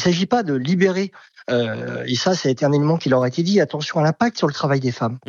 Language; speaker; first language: French; native; French